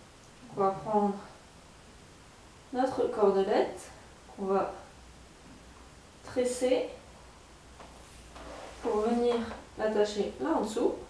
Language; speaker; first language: French; native; French